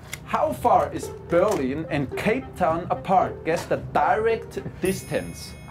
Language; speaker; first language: English; non-native, fluent; German